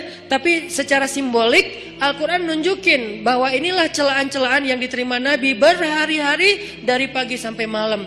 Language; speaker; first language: Indonesian; native; Indonesian